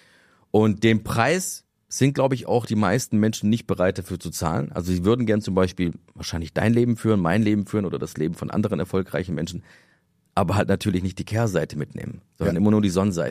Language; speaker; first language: German; native; German